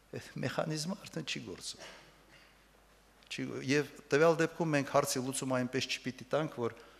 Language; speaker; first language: Armenian; native; Armenian